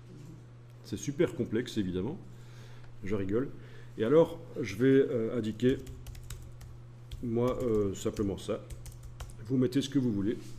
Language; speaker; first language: French; native; French